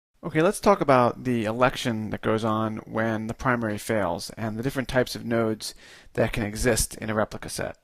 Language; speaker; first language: English; native; English